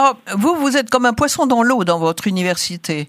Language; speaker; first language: French; native; French